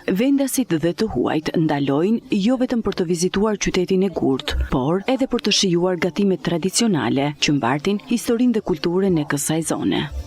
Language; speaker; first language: Albanian; native; Albanian